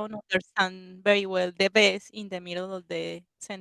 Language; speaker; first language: English; non-native, learner; Spanish